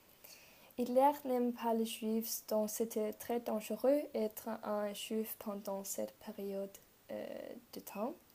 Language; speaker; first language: French; non-native, learner; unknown